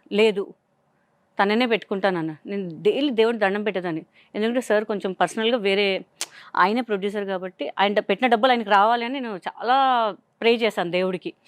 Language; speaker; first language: Telugu; non-native, local second language; Hindi